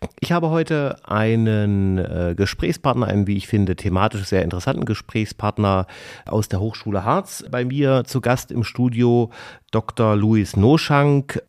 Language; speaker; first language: German; native; German